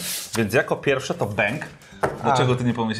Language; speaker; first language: Polish; native; Polish